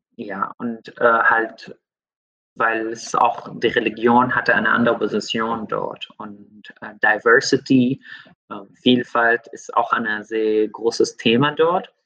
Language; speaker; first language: German; non-native, fluent; Arabic